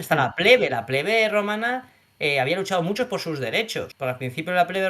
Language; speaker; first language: Spanish; native; Spanish